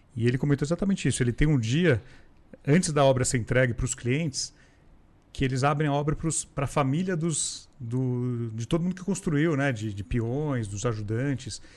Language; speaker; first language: Portuguese; native; Portuguese